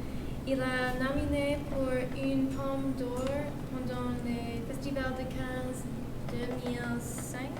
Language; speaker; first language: French; non-native, learner; English